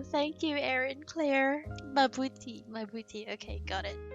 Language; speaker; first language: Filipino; non-native, learner; English